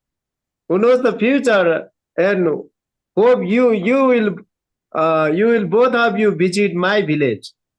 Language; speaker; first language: English; non-native, learner; Nepali